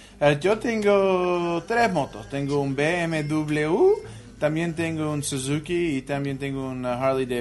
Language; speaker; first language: Spanish; non-native, learner; English